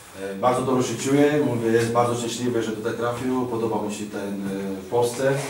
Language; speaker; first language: Polish; non-native, learner; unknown